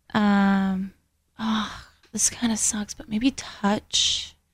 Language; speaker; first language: English; early bilingual, other home language; Spanish